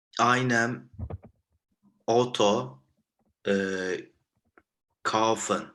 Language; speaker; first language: German; non-native, learner; Turkish